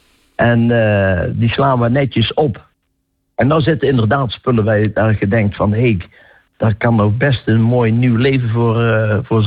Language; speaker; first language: Dutch; native; Dutch